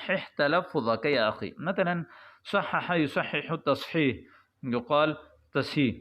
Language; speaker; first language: Arabic; non-native, fluent; Urdu